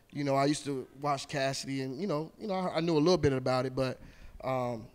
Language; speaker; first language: English; native; English